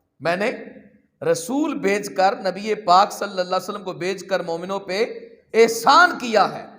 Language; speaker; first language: Urdu; non-native, local second language; Punjabi